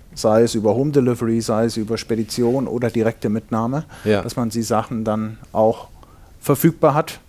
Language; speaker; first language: German; native; German